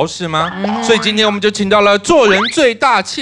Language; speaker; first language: Chinese; native; Chinese